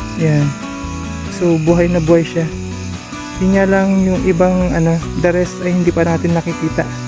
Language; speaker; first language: Filipino; non-native, local second language; Iloko